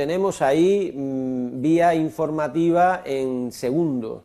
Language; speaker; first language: Spanish; native; Spanish